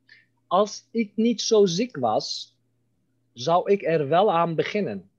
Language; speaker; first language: Dutch; non-native, fluent; Turkish